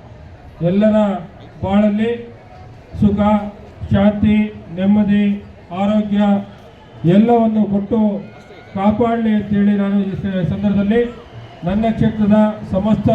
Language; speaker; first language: Kannada; native; Kannada